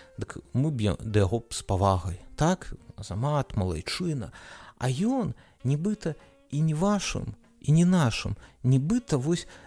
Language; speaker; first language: Belarusian; non-native, local second language; Russian